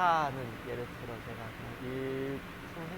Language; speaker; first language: Korean; non-native, learner; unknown